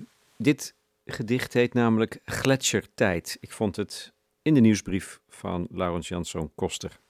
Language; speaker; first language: Dutch; native; Dutch